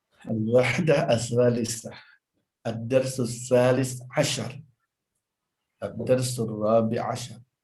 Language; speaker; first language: Arabic; non-native, fluent; Indonesian